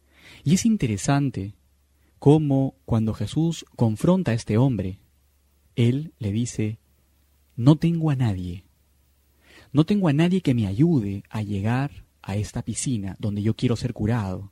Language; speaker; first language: Spanish; native; Spanish